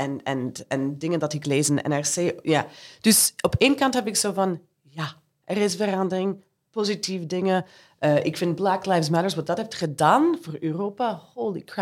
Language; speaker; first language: Dutch; non-native, fluent; English